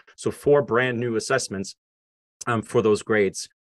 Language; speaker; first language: English; non-native, fluent; German